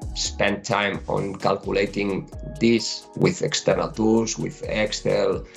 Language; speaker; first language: English; non-native, fluent; Spanish